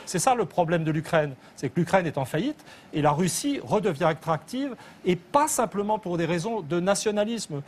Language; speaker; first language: French; native; French